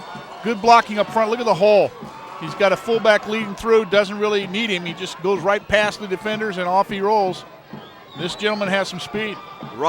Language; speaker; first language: English; native; English